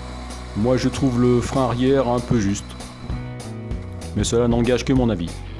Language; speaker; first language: French; native; French